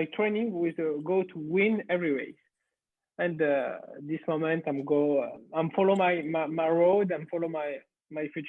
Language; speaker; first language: English; non-native, learner; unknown